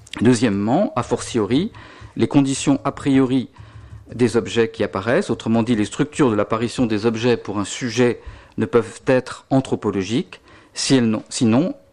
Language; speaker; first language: French; native; French